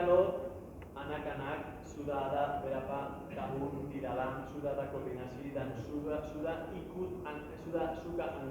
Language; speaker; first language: Indonesian; non-native, learner; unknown